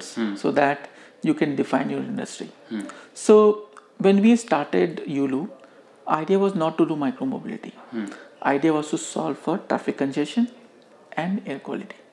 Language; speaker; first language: English; non-native, local second language; Hindi